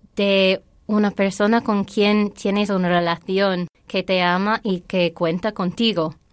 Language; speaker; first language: Spanish; non-native, fluent; English